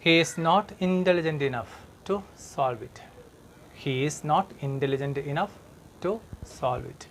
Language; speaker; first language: English; non-native, local second language; Malayalam